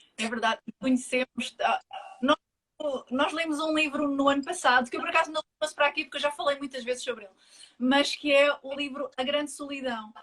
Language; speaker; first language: Portuguese; native; Portuguese